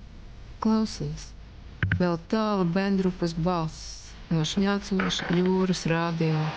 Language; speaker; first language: Latvian; native; Latvian